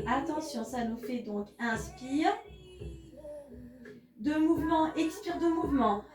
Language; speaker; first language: French; native; French